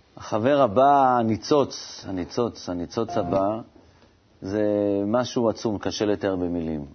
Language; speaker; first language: Hebrew; native; Hebrew